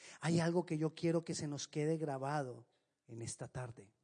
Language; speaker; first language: Spanish; native; Spanish